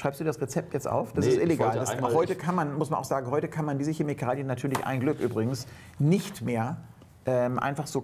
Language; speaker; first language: German; native; German